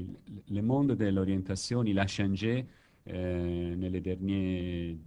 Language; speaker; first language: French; non-native, learner; Italian